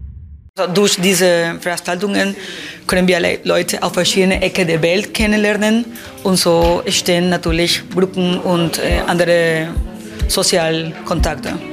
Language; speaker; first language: German; non-native, fluent; Spanish